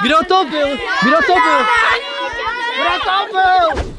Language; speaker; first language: Czech; native; Czech